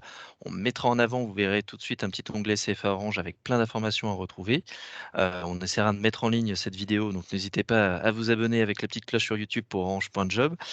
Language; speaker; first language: French; native; French